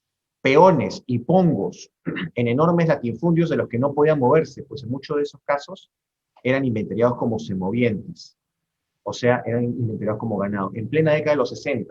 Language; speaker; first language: Spanish; native; Spanish